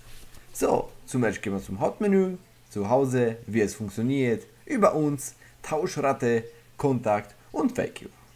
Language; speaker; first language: German; non-native, fluent; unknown